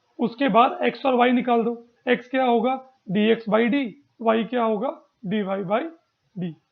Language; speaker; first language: Hindi; non-native, local second language; Marathi